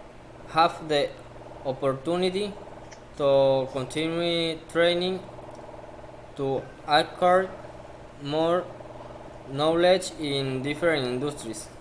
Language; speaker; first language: English; non-native, learner; Spanish